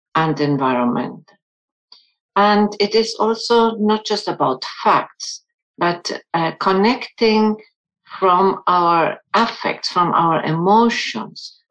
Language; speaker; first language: English; non-native, fluent; German